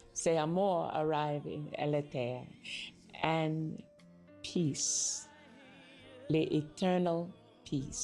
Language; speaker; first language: French; non-native, learner; English